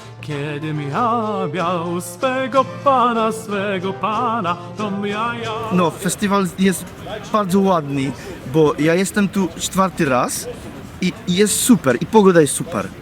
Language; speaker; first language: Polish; non-native, learner; Czech